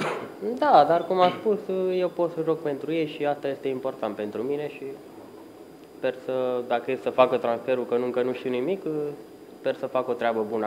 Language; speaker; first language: Romanian; early bilingual, heritage; Romanian